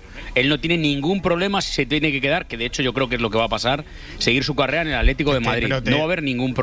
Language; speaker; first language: Spanish; native; Spanish